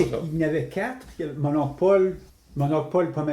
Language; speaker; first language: French; native; French